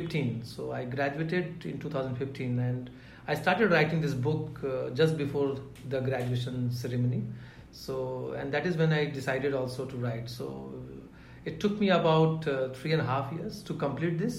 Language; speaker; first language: English; non-native, local second language; Hindi